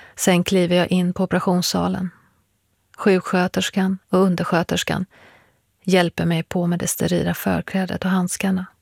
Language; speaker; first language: Swedish; early bilingual, other home language; Persian